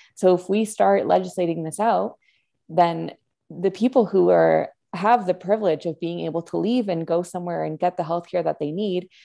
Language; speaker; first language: English; non-native, fluent; Spanish